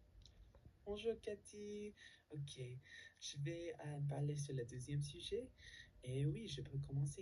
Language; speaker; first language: French; non-native, learner; English